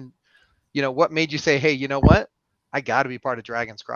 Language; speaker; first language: English; native; English